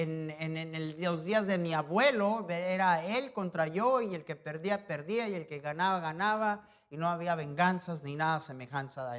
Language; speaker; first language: Spanish; non-native, fluent; English